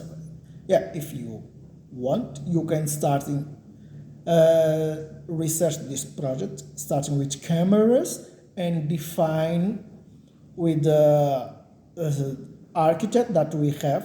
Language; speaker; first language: English; non-native, learner; Portuguese